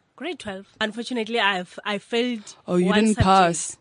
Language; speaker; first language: English; non-native, local second language; Northern Sotho